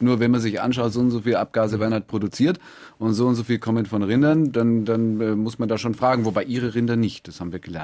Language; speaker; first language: German; native; German